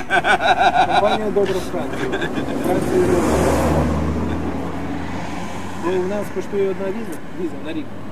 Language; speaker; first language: Ukrainian; native; Ukrainian